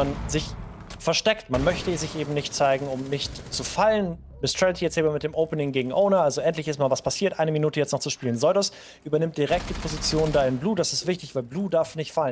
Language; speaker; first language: German; native; German